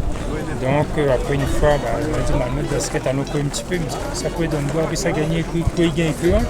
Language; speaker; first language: French; non-native, local second language; Réunion Creole French